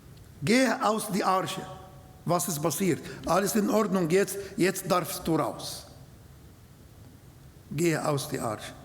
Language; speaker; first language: German; non-native, learner; Arabic